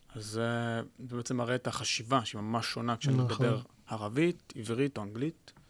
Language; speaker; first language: Hebrew; native; Hebrew